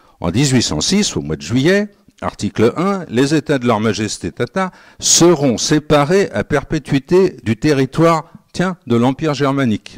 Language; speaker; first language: French; native; French